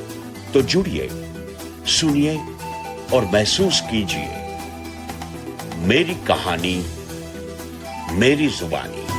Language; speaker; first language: Hindi; non-native, local second language; Gujarati